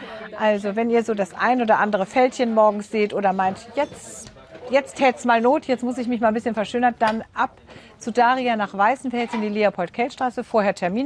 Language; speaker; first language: German; native; German